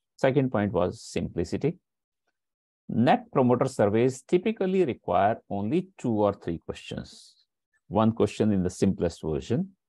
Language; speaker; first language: English; non-native, local second language; Hindi